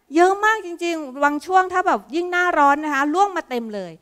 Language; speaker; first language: Thai; native; Thai